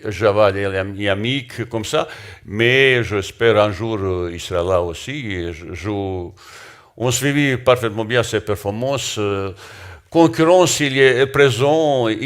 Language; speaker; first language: French; non-native, learner; Bosnian